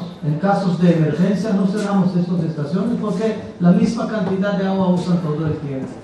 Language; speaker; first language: Spanish; non-native, fluent; Hebrew